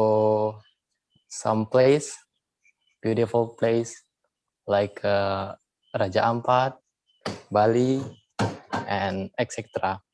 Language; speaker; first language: English; non-native, learner; Indonesian